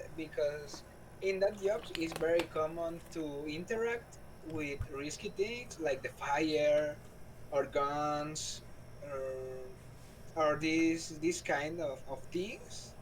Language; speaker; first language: English; non-native, learner; Spanish